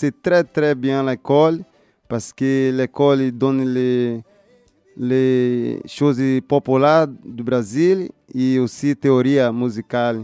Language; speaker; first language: French; non-native, learner; Portuguese